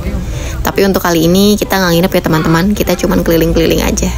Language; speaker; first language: Indonesian; native; Indonesian